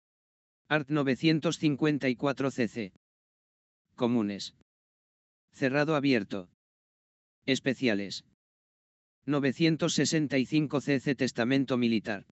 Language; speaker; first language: Spanish; native; Spanish